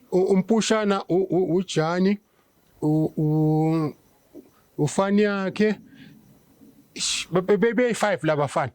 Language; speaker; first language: Zulu; native; Zulu